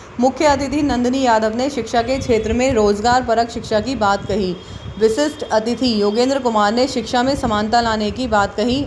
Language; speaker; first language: Hindi; native; Hindi